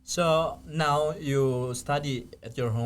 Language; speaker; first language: English; non-native, fluent; Indonesian